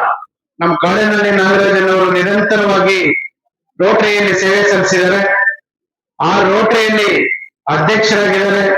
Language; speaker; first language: Kannada; native; Kannada